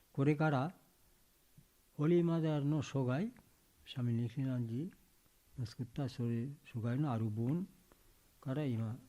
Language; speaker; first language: Japanese; non-native, learner; Bangla